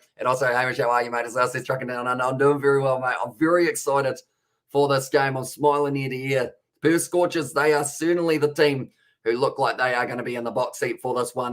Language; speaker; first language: English; native; English